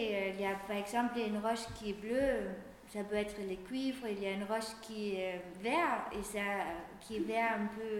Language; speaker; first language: French; non-native, fluent; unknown